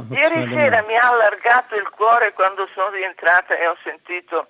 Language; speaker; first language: Italian; native; Italian